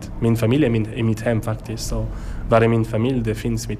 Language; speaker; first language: Swedish; non-native, learner; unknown